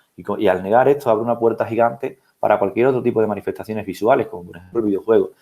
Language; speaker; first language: Spanish; native; Spanish